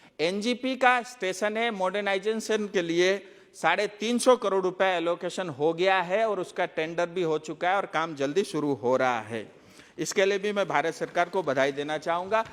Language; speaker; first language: Hindi; non-native, local second language; Nepali